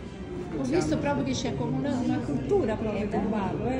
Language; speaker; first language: Italian; non-native, fluent; Portuguese